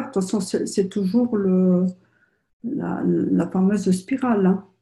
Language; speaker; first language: French; native; French